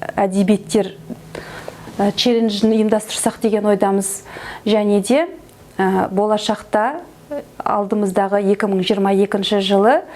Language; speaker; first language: Kazakh; native; Kazakh